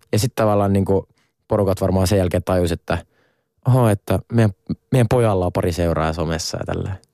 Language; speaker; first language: Finnish; non-native, local second language; Swedish